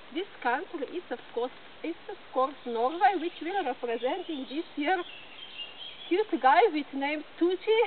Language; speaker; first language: English; non-native, learner; Slovenian